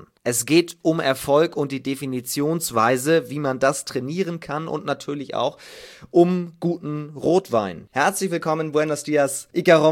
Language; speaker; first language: German; native; German